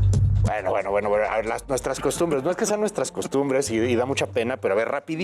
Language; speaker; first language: Spanish; native; Spanish